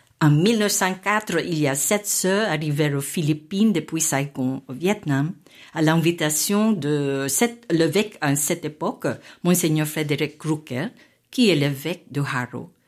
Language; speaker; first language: French; non-native, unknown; Filipino